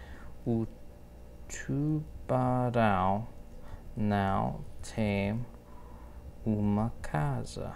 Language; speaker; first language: Portuguese; non-native, learner; English